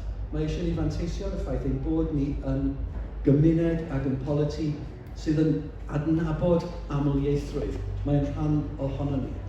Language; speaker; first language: Welsh; native; Welsh